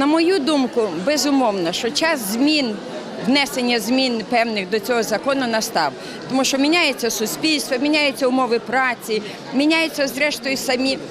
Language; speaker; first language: Ukrainian; native; Ukrainian